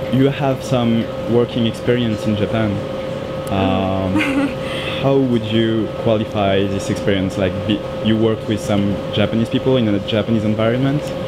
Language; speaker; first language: English; non-native, fluent; French